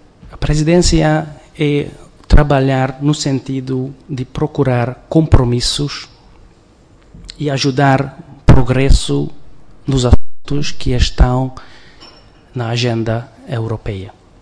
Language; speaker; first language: Portuguese; non-native, fluent; Hungarian